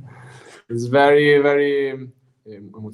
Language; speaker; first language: English; non-native, learner; Italian